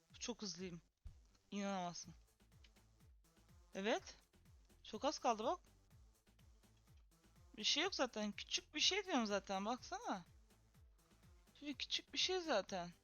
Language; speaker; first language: Turkish; native; Turkish